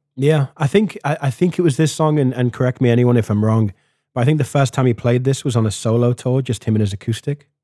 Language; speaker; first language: English; native; English